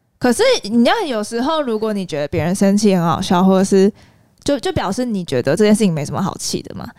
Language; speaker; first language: Chinese; native; Chinese